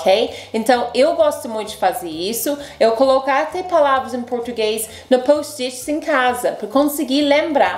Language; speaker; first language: Portuguese; non-native, fluent; English